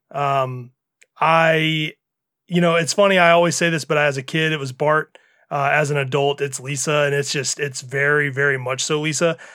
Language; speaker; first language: English; native; English